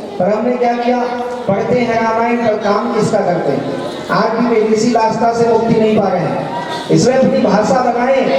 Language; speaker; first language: Hindi; non-native, local second language; Chhattisgarhi